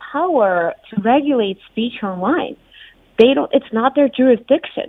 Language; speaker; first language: English; non-native, fluent; Russian